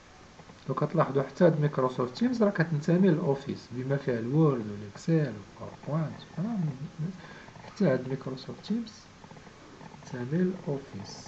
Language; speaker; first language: Arabic; native; Arabic